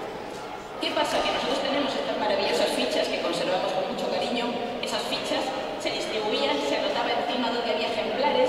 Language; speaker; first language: Spanish; native; Spanish